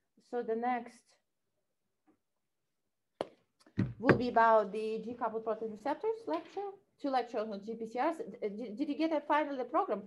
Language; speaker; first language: English; non-native, fluent; Russian